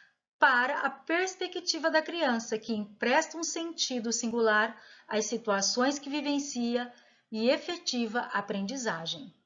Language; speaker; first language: Portuguese; native; Portuguese